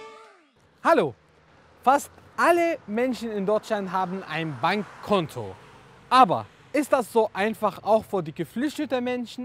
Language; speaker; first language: German; non-native, learner; Arabic